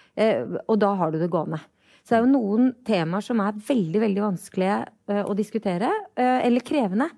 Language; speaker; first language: Norwegian; native; Norwegian